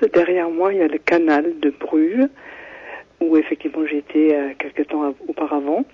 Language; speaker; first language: French; non-native, fluent; German